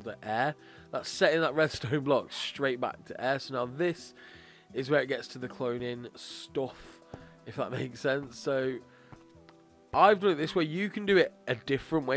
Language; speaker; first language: English; native; English